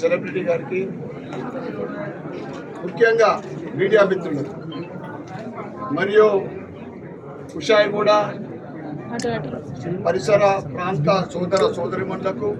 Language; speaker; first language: Telugu; native; Telugu